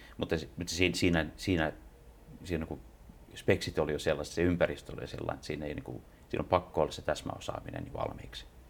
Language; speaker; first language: Finnish; native; Finnish